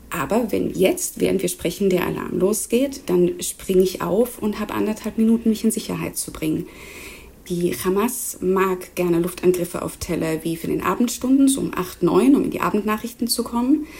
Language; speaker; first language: German; native; German